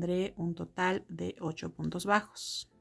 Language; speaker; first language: Spanish; native; Spanish